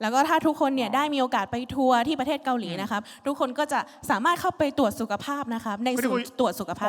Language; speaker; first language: Thai; native; Thai